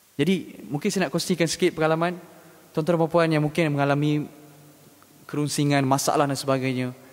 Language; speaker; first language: Malay; native; Malay